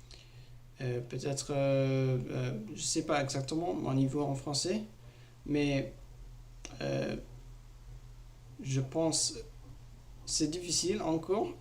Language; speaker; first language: French; non-native, learner; English